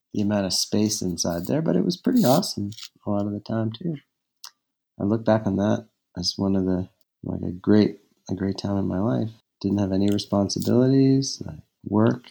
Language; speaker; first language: English; native; English